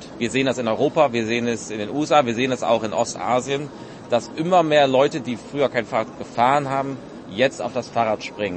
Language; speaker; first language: German; native; German